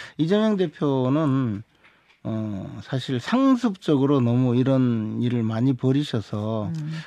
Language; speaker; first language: Korean; native; Korean